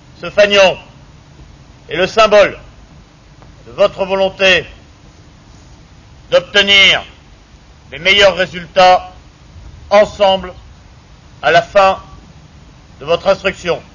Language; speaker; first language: French; native; French